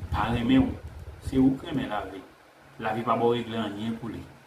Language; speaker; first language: French; non-native, local second language; Haitian Creole